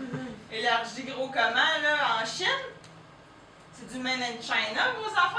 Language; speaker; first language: French; native; French